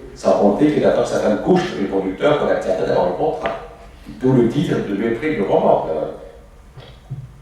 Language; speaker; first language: French; non-native, fluent; Portuguese